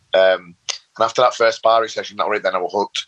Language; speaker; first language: English; native; English